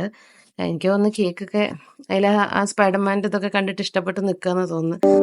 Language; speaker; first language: Malayalam; native; Malayalam